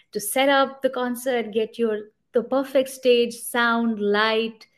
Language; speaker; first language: English; non-native, local second language; Bangla